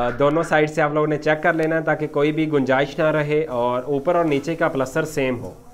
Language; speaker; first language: Urdu; non-native, local second language; Punjabi